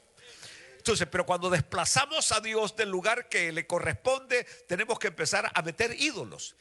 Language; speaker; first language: Spanish; native; Spanish